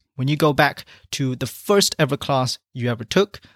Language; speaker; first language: English; non-native, local second language; Chinese